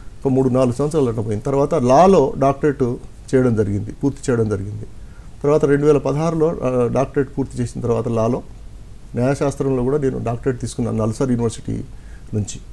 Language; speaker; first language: Telugu; non-native, local second language; Lambadi